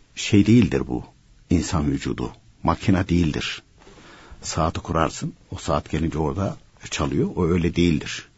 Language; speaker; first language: Turkish; native; Turkish